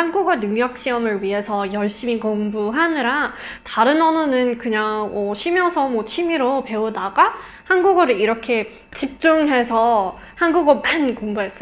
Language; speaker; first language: Korean; non-native, fluent; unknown